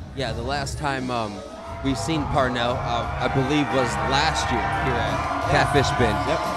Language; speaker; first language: English; native; English